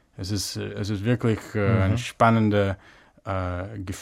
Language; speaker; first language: German; non-native, fluent; English